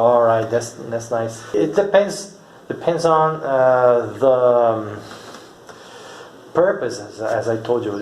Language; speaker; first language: English; non-native, fluent; Portuguese